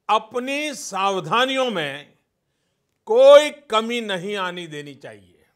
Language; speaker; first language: Hindi; native; Hindi